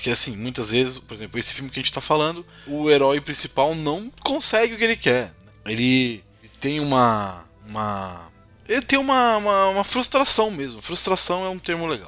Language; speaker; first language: Portuguese; native; Portuguese